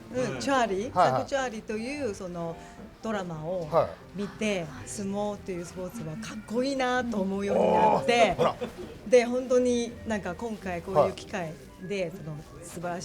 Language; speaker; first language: Japanese; non-native, fluent; Chinese